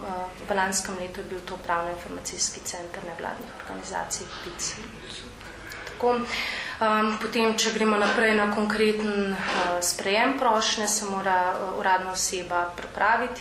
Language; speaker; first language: Slovenian; native; Slovenian